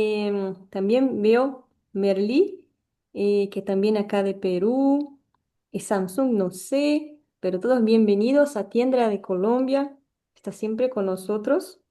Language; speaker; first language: Spanish; non-native, fluent; Portuguese